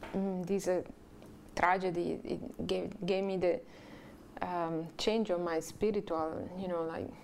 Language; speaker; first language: English; non-native, learner; Italian